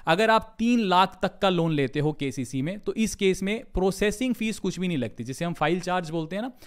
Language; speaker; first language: Hindi; native; Hindi